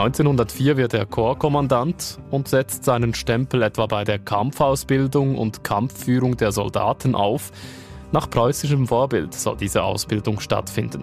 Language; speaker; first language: German; native; German